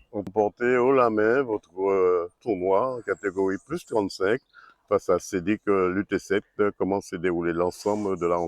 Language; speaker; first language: French; native; French